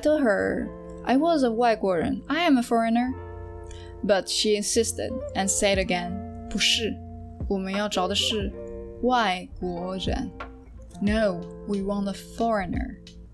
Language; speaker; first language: English; non-native, fluent; French